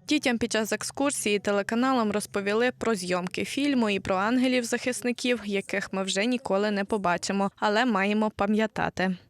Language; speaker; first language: Ukrainian; native; Ukrainian